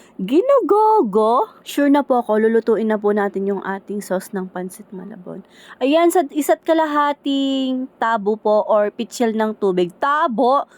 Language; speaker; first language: Filipino; native; Filipino